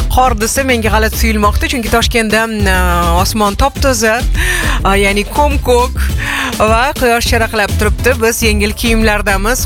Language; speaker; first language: Uzbek; native; Uzbek